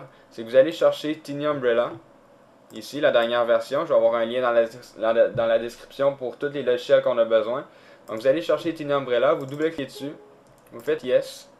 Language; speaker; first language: French; native; French